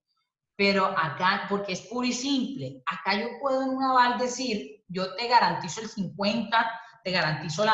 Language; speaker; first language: Spanish; native; Spanish